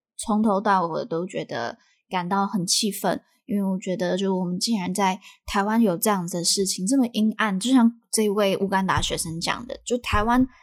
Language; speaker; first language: Chinese; native; Chinese